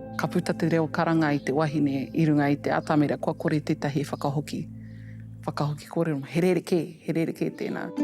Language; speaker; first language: Māori; native; Māori